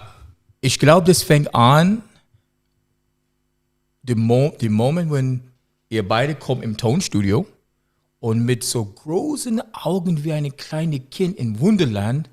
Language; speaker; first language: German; non-native, learner; English